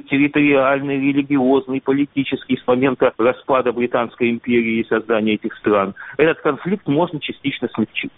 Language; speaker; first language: Russian; native; Russian